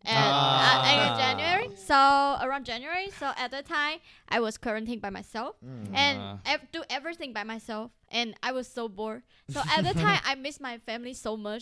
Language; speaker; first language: English; non-native, fluent; Chinese